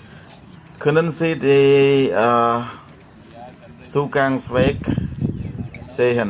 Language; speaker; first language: German; non-native, learner; Khmer